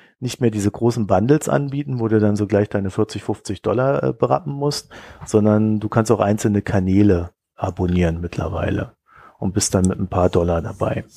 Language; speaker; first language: German; native; German